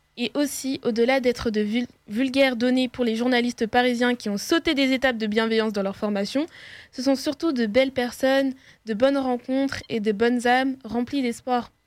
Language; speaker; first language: French; early bilingual, other home language; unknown